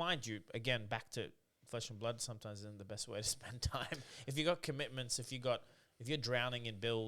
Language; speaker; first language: English; native; English